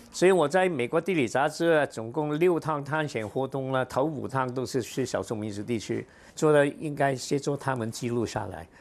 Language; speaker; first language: Chinese; non-native, local second language; Cantonese